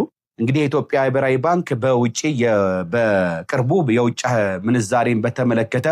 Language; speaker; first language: Amharic; native; Amharic